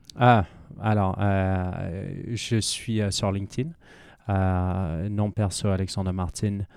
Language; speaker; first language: French; non-native, fluent; English